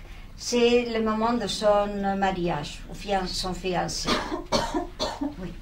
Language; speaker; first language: French; non-native, fluent; Spanish